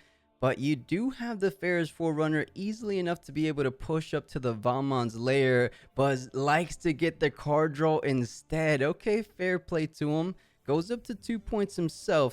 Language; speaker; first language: English; native; English